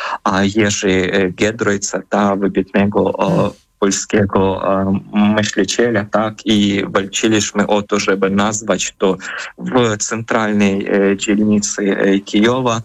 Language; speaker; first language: Polish; non-native, fluent; Ukrainian